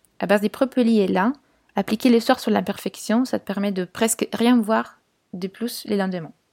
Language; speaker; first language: French; non-native, fluent; Italian